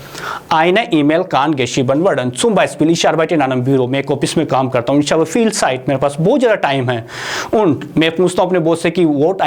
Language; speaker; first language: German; non-native, fluent; Hindi